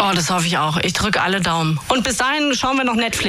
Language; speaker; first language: German; native; German